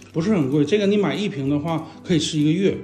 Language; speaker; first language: Chinese; native; Chinese